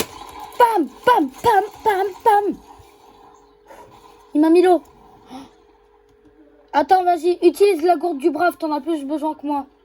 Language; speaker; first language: French; native; French